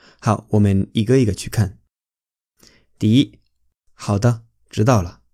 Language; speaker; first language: Chinese; non-native, fluent; Spanish